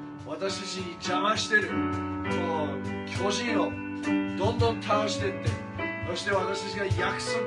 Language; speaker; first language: Japanese; non-native, fluent; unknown